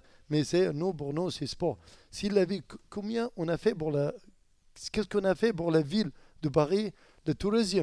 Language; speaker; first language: French; non-native, learner; Arabic